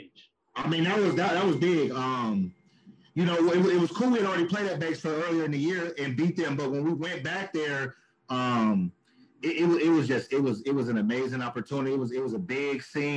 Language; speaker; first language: English; native; English